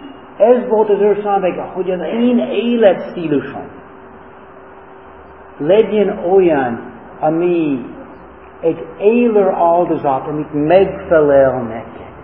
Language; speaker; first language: Hungarian; non-native, fluent; English